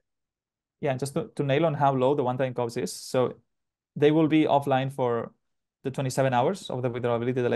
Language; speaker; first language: English; non-native, fluent; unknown